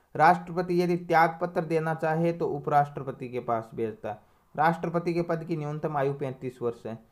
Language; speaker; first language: Hindi; native; Hindi